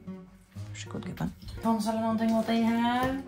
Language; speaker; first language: Swedish; native; Swedish